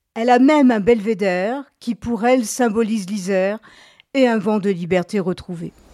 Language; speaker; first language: French; native; French